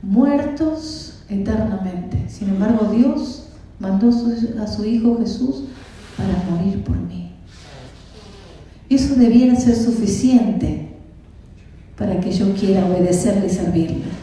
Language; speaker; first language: Spanish; native; Spanish